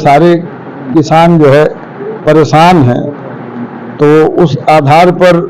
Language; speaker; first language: Hindi; native; Hindi